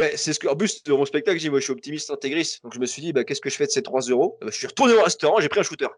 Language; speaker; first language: French; native; French